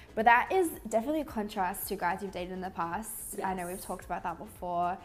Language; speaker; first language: English; native; English